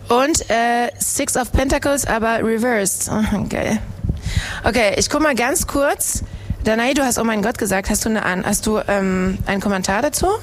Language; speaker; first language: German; non-native, fluent; French